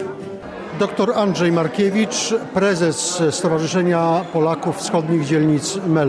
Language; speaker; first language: Polish; native; Polish